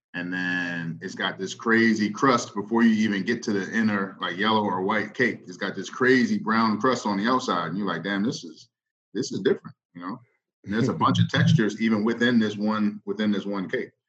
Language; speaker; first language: English; native; English